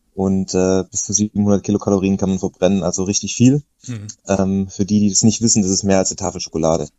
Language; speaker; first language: German; native; German